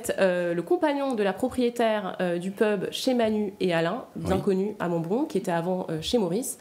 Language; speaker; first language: French; native; French